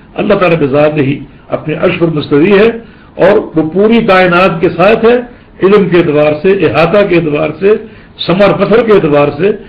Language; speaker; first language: Urdu; native; Urdu